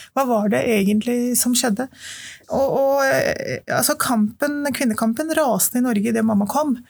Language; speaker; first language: Norwegian; early bilingual, other home language; Urdu